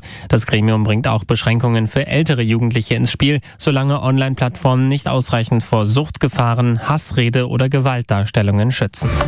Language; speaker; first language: German; native; German